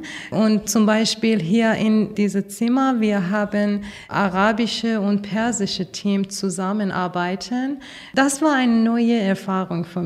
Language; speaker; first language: German; non-native, learner; Persian